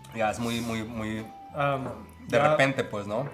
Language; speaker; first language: Spanish; native; Spanish